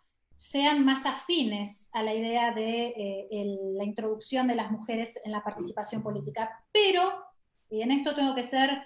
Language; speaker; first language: Spanish; native; Spanish